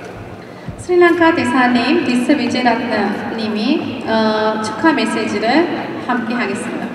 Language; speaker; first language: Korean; non-native, fluent; Sinhala